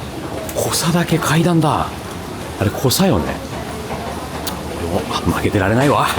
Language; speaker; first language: Japanese; native; Japanese